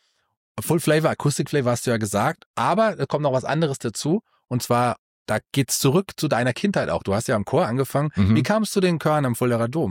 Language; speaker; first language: German; native; German